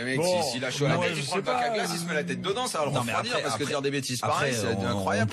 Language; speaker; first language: French; native; French